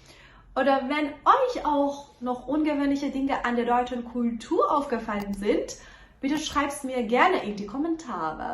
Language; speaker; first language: German; non-native, fluent; Persian